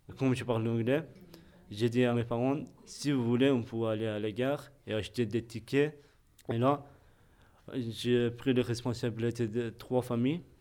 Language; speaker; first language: French; non-native, fluent; Persian